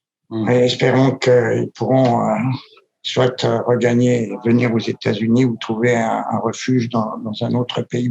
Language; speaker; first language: French; native; French